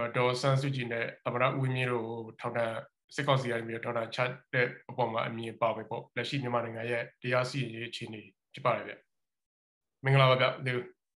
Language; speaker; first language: Burmese; native; Burmese